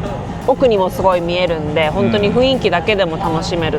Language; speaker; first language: Japanese; native; Japanese